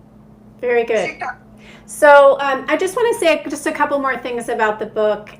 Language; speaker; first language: English; native; English